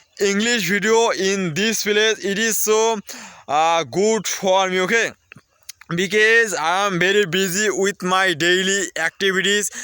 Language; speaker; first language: English; non-native, learner; Bangla